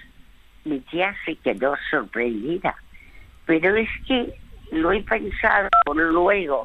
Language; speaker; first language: Spanish; early bilingual, other home language; French